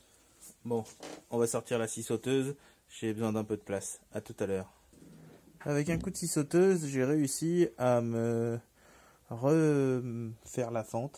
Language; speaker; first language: French; native; French